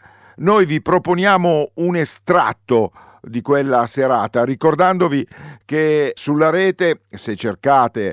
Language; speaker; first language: Italian; native; Italian